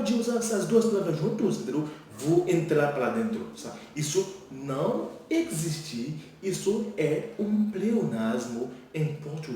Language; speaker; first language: Portuguese; non-native, learner; Haitian Creole